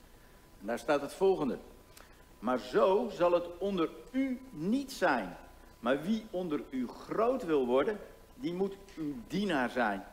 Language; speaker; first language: Dutch; native; Dutch